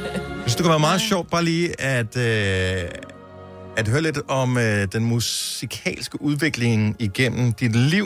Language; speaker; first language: Danish; native; Danish